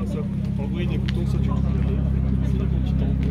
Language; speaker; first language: French; native; French